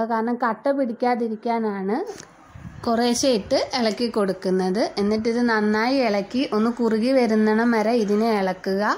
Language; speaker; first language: Malayalam; early bilingual, heritage; Malayalam